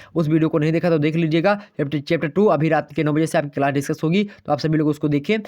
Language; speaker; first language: Hindi; native; Hindi